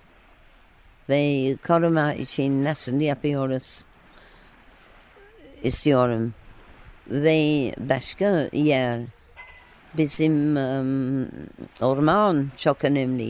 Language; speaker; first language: Turkish; non-native, learner; English